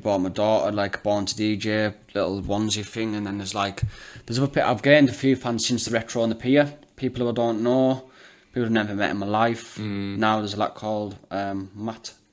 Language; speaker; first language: English; native; English